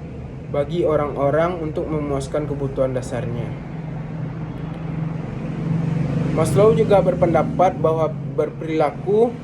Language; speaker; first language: Indonesian; native; Indonesian